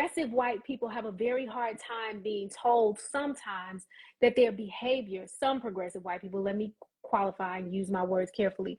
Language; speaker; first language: English; native; English